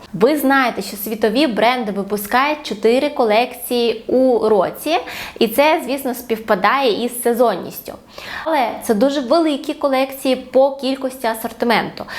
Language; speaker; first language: Ukrainian; non-native, local second language; Russian